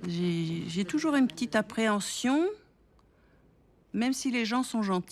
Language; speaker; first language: French; native; French